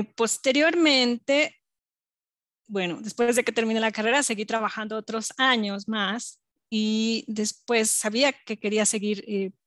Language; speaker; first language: Spanish; native; Spanish